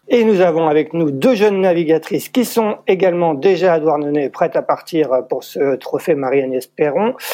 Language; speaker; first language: French; native; French